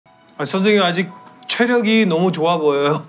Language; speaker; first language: Korean; non-native, fluent; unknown